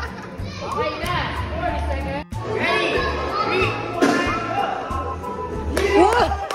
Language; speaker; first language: English; non-native, local second language; Filipino